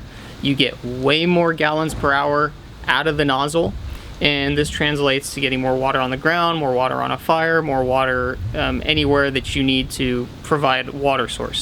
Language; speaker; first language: English; native; English